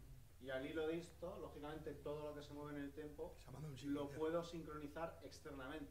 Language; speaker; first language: Spanish; native; Spanish